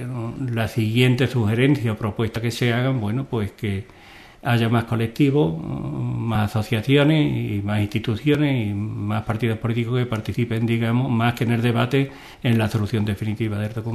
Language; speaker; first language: Spanish; native; Spanish